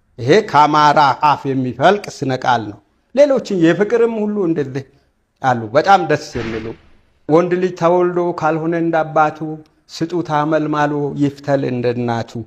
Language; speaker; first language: Amharic; non-native, local second language; Wolaytta